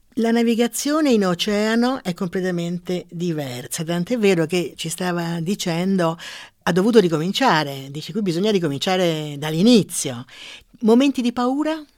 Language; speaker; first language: Italian; native; Italian